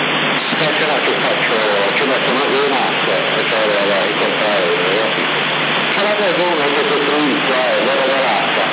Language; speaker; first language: Italian; native; Italian